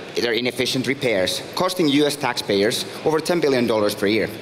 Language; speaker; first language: English; non-native, fluent; Finnish